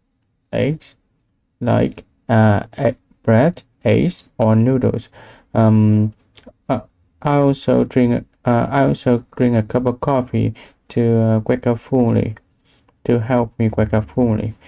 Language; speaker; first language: English; non-native, learner; Vietnamese